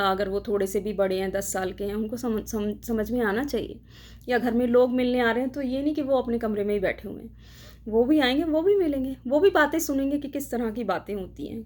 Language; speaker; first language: Hindi; native; Hindi